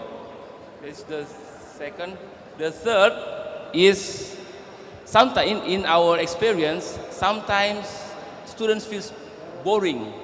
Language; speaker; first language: English; non-native, learner; Indonesian